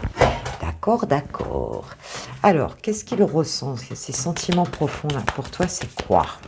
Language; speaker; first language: French; native; French